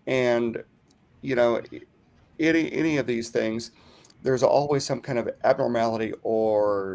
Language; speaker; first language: English; native; English